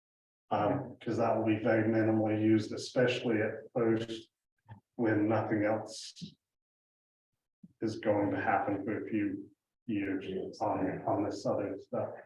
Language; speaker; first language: English; native; English